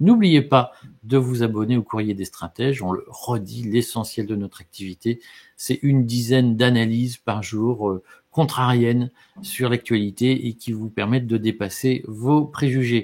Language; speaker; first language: French; native; French